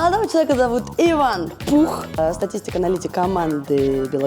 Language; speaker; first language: Russian; native; Russian